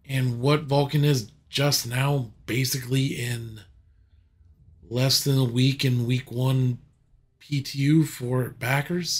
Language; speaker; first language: English; native; English